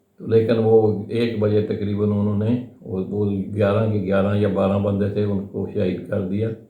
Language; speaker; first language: Urdu; non-native, local second language; Punjabi